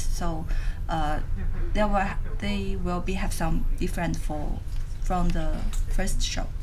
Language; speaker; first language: English; non-native, learner; Chinese